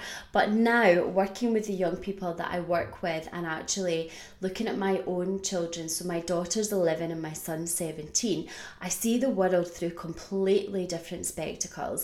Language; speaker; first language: English; native; English